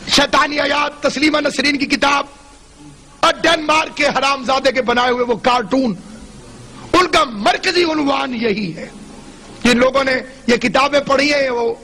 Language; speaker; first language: Urdu; non-native, local second language; Saraiki